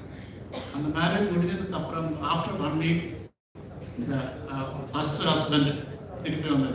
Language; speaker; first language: Tamil; non-native, learner; Malayalam